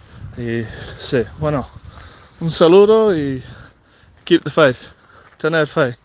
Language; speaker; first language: Spanish; non-native, fluent; English